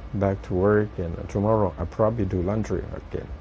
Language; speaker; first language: English; non-native, fluent; Thai